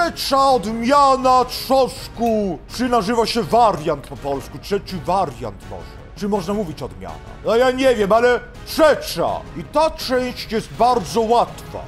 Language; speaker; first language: Polish; early bilingual, heritage; Polish